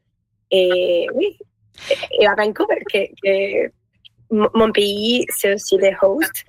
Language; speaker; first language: French; non-native, learner; Spanish